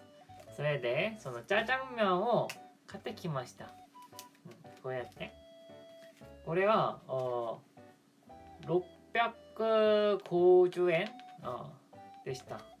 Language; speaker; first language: Japanese; non-native, fluent; Korean